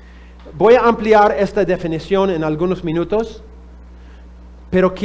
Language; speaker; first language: Spanish; non-native, fluent; English